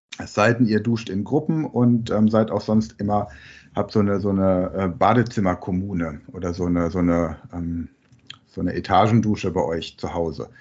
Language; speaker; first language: German; native; German